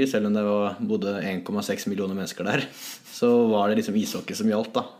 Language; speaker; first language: Norwegian; native; Norwegian